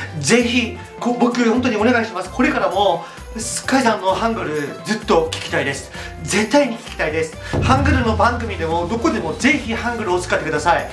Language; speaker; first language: Japanese; non-native, fluent; Korean